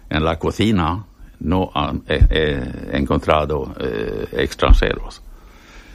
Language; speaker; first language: Spanish; non-native, fluent; Swedish